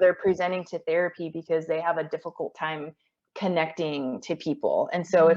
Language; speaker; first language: English; native; English